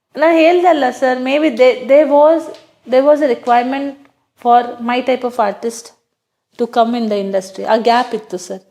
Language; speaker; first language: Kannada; non-native, local second language; Hindi